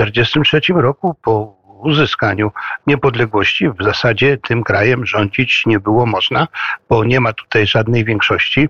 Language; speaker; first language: Polish; native; Polish